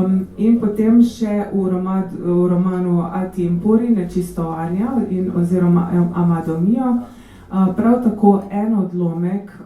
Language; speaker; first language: Slovenian; native; Slovenian